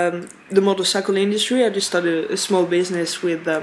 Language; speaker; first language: English; non-native, fluent; French